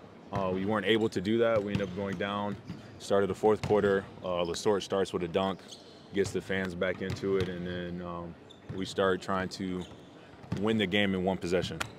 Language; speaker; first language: English; native; English